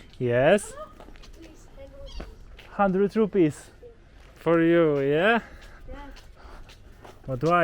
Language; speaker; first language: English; non-native, learner; Polish